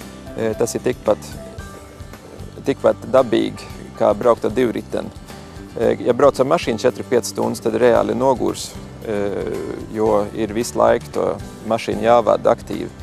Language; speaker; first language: Latvian; native; Latvian